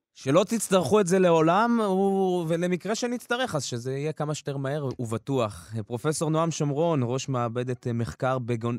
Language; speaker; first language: Hebrew; early bilingual, other home language; Russian